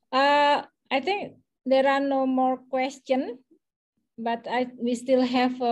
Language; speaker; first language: English; non-native, fluent; Indonesian